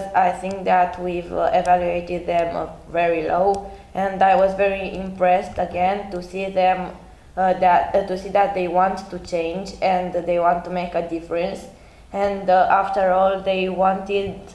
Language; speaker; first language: English; non-native, learner; Spanish